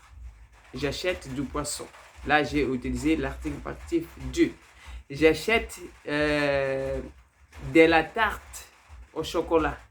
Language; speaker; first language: French; non-native, fluent; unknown